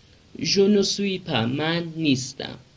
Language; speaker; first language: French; non-native, fluent; Persian